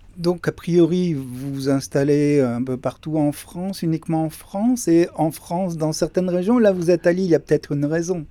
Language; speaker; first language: French; native; French